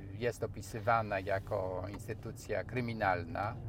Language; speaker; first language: Polish; native; Polish